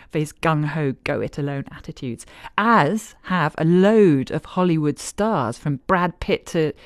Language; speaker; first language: English; native; English